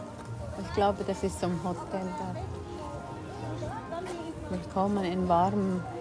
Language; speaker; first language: German; non-native, learner; Cebuano